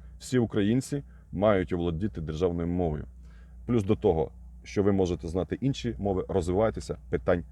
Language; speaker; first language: Ukrainian; non-native, local second language; Russian